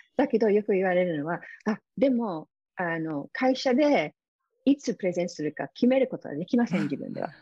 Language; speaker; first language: Japanese; non-native, fluent; English